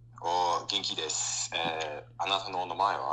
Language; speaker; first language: Japanese; non-native, learner; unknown